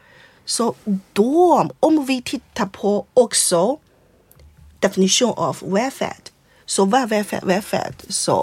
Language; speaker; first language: Swedish; non-native, fluent; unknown